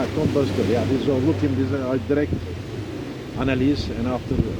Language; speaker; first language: English; non-native, learner; Turkish